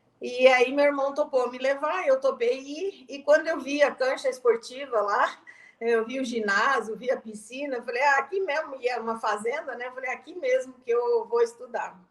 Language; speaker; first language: Portuguese; native; Portuguese